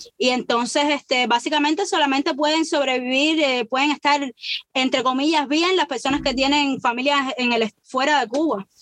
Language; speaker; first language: Spanish; native; Spanish